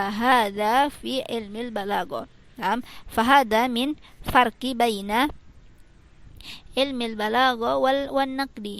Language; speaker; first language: Arabic; non-native, fluent; Indonesian